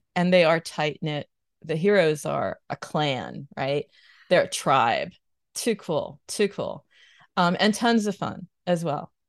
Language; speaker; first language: English; native; English